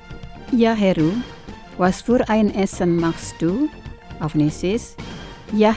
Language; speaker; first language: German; non-native, fluent; Indonesian